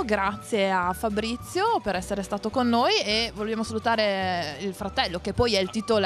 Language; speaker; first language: Italian; native; Italian